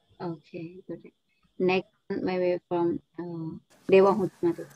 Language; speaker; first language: English; non-native, fluent; Nepali